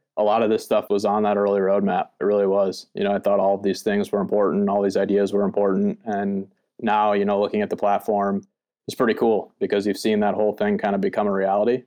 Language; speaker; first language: English; native; English